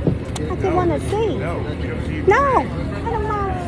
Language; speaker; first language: English; non-native, learner; Khmer